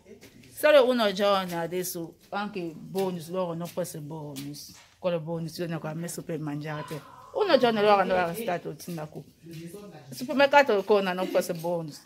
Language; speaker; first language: Italian; non-native, learner; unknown